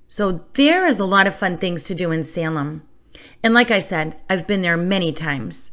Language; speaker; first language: English; native; English